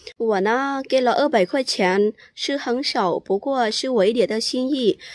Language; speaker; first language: Chinese; non-native, fluent; Lao